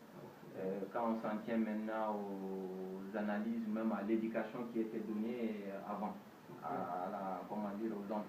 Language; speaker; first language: French; non-native, local second language; Bambara